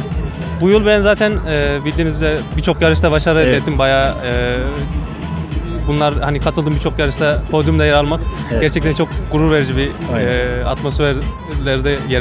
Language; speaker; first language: Turkish; native; Turkish